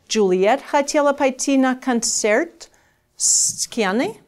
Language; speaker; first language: Russian; non-native, fluent; English